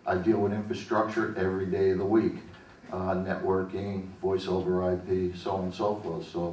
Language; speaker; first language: English; native; English